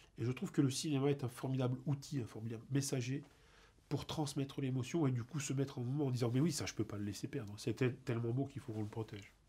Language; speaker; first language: French; native; French